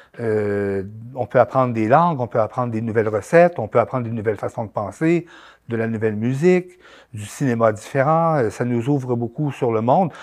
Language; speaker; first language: French; native; French